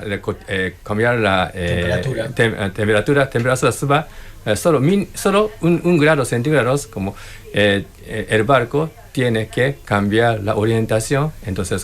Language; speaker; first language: Spanish; non-native, learner; Japanese